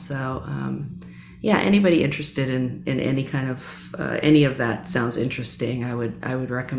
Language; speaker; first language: English; native; English